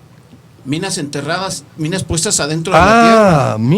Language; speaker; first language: Spanish; native; Spanish